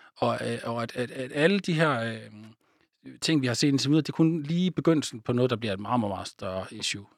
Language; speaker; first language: Danish; native; Danish